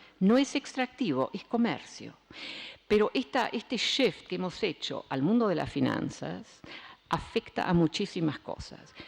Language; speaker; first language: Spanish; early bilingual, other home language; Dutch